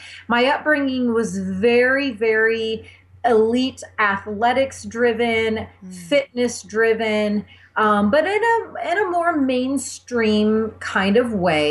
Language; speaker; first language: English; native; English